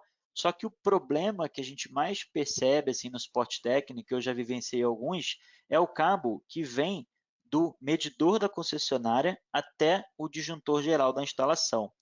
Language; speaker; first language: Portuguese; native; Portuguese